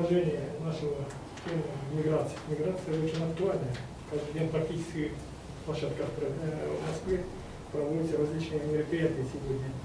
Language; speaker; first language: Russian; non-native, local second language; Kyrgyz